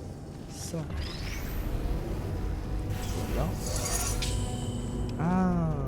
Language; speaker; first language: French; native; French